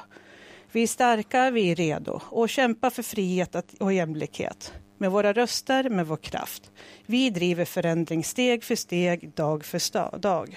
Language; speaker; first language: Swedish; native; Swedish